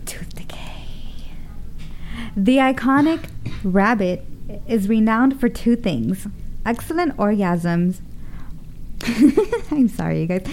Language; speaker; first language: English; early bilingual, other home language; Spanish